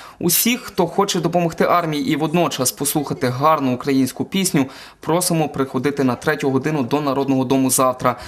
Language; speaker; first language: Ukrainian; native; Ukrainian